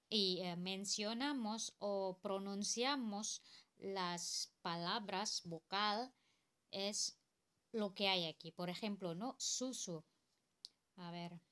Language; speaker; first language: Spanish; non-native, learner; Indonesian